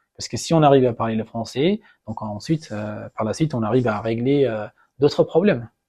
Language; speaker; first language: French; non-native, fluent; Persian